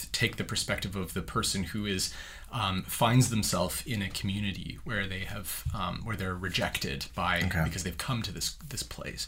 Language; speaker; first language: English; native; English